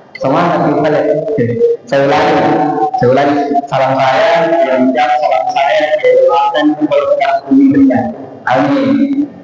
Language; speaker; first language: Indonesian; native; Indonesian